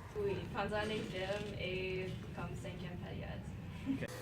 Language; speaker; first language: French; non-native, learner; English